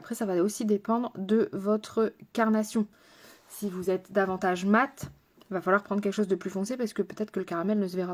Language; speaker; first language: French; native; French